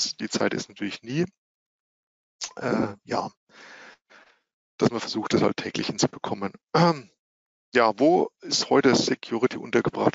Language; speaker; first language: German; native; German